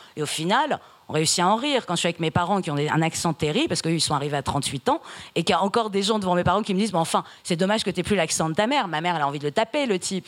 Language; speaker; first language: French; early bilingual, other home language; Persian